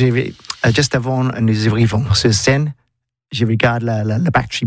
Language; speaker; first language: French; non-native, learner; English